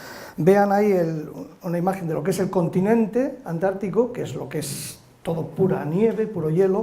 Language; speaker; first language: Spanish; native; Spanish